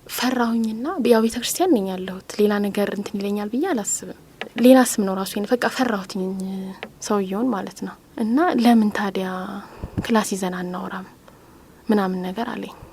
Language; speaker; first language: Amharic; native; Amharic